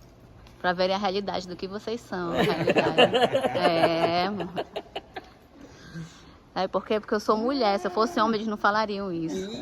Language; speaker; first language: Portuguese; native; Portuguese